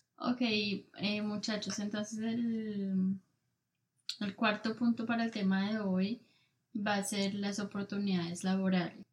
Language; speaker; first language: Spanish; native; Spanish